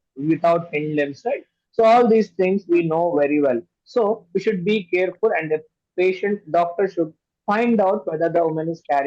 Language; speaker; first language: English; non-native, local second language; Telugu